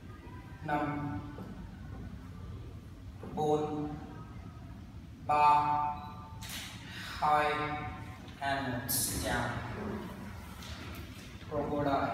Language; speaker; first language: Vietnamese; non-native, learner; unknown